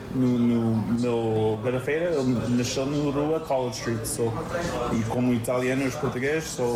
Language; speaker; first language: Portuguese; early bilingual, heritage; Portuguese